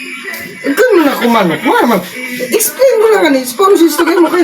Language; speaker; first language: Filipino; non-native, local second language; Bikol